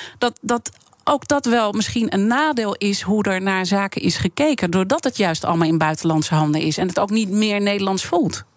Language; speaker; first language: Dutch; native; Dutch